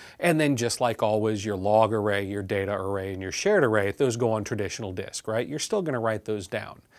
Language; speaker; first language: English; native; English